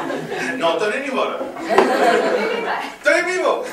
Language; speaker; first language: Czech; non-native, learner; English